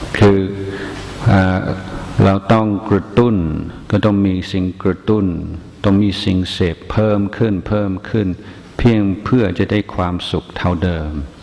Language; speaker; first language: Thai; non-native, fluent; English